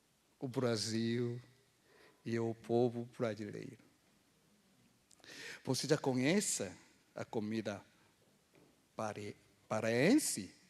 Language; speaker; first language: Portuguese; non-native, fluent; Korean